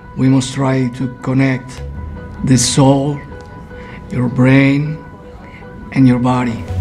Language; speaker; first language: English; non-native, learner; Spanish